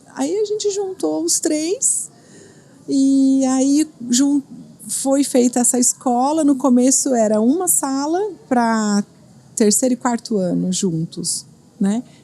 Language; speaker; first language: Portuguese; native; Portuguese